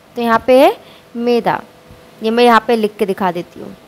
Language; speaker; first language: Hindi; native; Hindi